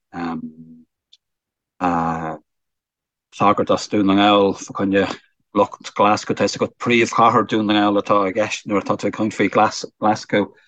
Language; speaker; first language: Irish; non-native, fluent; English